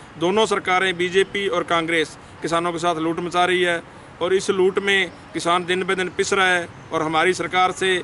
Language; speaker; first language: Hindi; native; Hindi